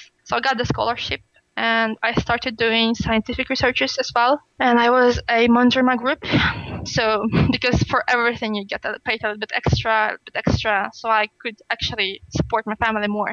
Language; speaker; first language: English; non-native, fluent; Russian